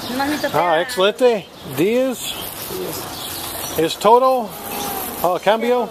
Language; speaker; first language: Spanish; non-native, learner; English